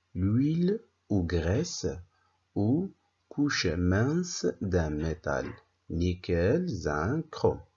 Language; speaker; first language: French; non-native, local second language; Arabic